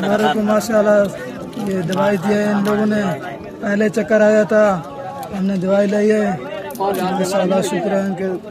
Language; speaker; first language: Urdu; non-native, local second language; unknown